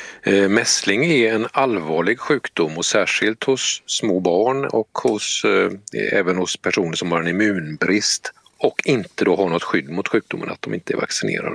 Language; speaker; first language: Swedish; native; Swedish